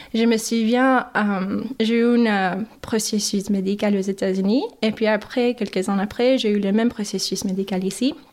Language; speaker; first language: French; non-native, fluent; English